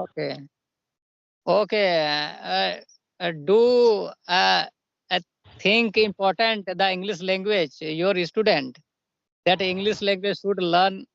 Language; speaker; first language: English; non-native, learner; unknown